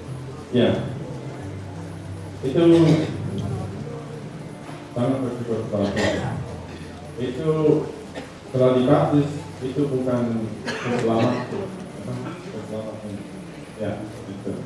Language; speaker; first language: Indonesian; non-native, learner; English